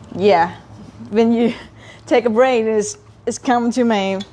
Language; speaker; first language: English; non-native, learner; Thai